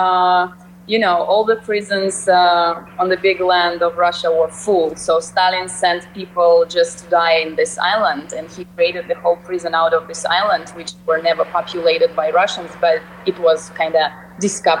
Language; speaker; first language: English; non-native, fluent; Russian